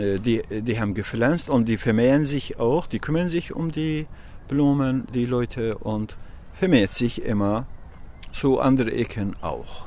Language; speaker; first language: German; non-native, learner; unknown